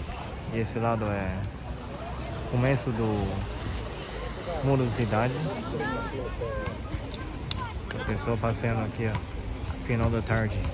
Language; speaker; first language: Portuguese; non-native, fluent; Chinese